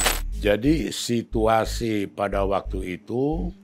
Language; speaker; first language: Indonesian; native; Indonesian